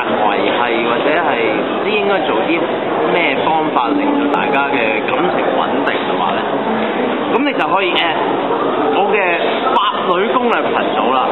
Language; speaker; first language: Cantonese; native; Cantonese